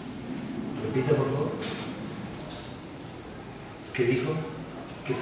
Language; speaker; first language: Spanish; non-native, learner; Portuguese